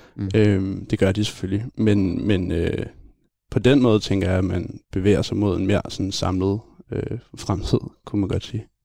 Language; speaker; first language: Danish; native; Danish